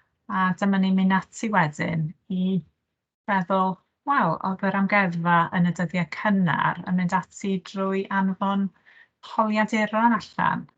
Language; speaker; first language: Welsh; native; Welsh